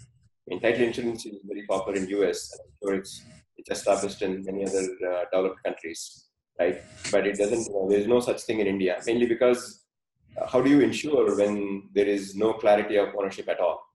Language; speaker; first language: English; non-native, fluent; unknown